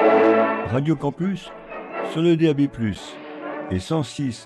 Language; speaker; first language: French; native; French